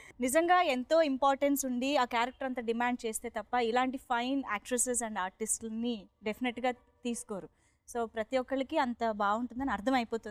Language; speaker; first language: Telugu; native; Telugu